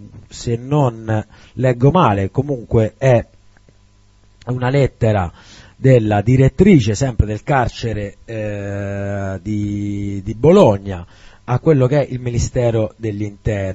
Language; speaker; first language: Italian; native; Italian